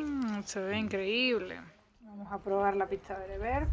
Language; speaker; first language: Spanish; native; Spanish